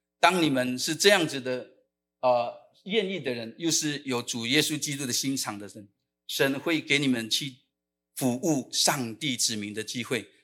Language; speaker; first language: Chinese; non-native, local second language; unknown